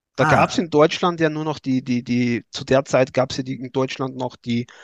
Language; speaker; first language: German; native; German